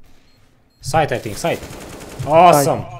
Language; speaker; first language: English; non-native, learner; Hungarian